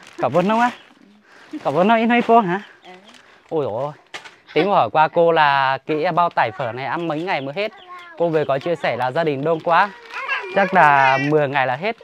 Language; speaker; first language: Vietnamese; non-native, local second language; Hmong